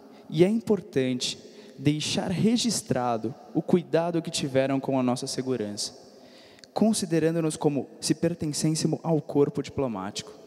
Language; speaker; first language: Portuguese; native; Portuguese